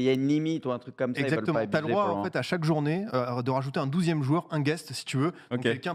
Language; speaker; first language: French; native; French